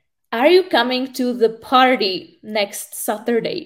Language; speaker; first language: English; non-native, fluent; Czech